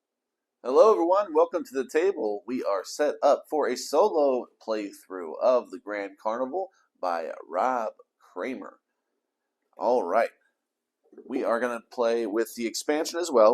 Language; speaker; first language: English; native; English